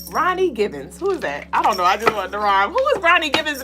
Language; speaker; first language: English; native; English